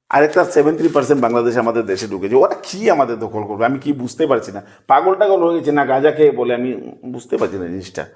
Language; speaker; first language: Bangla; native; Bangla